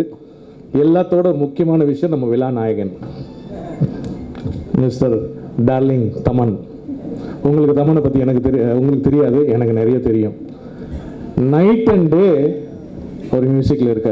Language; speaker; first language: Tamil; native; Tamil